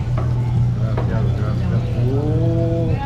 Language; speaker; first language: Spanish; non-native, learner; Polish